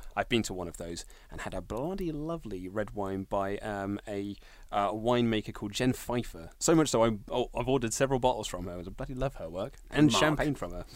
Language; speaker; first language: English; native; English